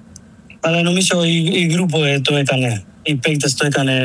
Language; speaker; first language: Greek; non-native, learner; Spanish